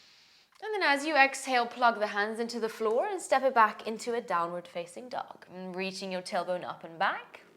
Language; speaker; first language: English; native; English